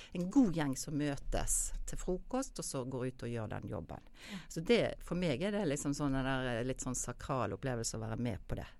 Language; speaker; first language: Norwegian; native; Norwegian